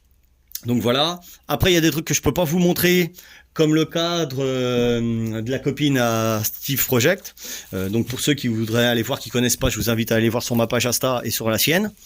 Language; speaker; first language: French; native; French